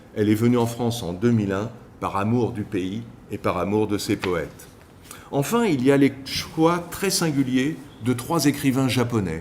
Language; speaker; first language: French; native; French